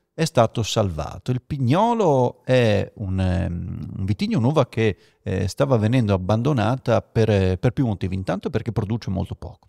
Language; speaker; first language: Italian; native; Italian